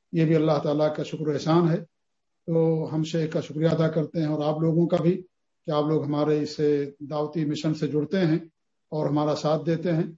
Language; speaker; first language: Urdu; native; Urdu